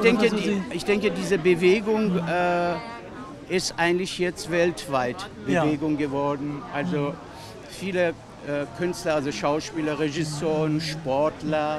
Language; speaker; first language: German; non-native, fluent; Persian